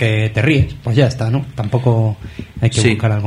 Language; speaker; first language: Spanish; native; Spanish